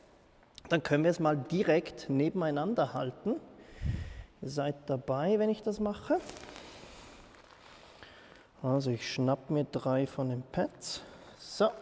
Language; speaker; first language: German; native; German